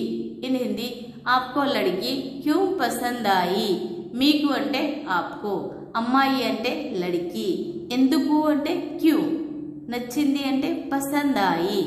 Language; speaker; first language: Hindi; non-native, local second language; Telugu